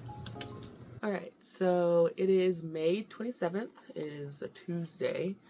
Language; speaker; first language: English; native; English